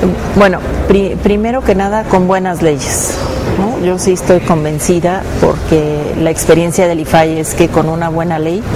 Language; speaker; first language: Spanish; native; Spanish